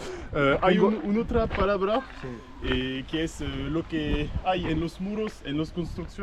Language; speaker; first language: Spanish; non-native, learner; French